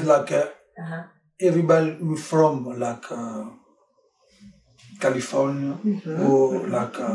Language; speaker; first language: English; non-native, learner; French